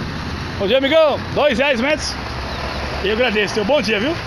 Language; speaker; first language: Portuguese; native; Portuguese